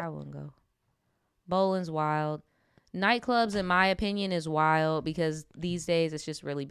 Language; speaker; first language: English; native; English